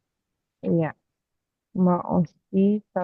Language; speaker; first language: French; non-native, learner; Indonesian